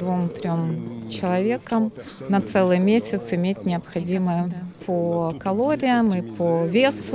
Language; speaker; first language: Russian; native; Russian